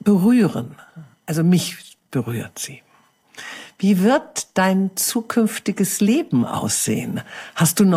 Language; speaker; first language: German; native; German